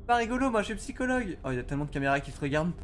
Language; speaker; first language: French; native; French